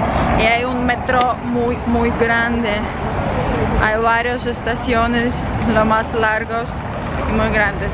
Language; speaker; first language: Spanish; non-native, fluent; Ukrainian